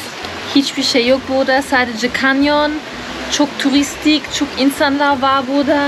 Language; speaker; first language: Turkish; non-native, learner; German